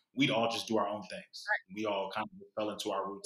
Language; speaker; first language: English; native; English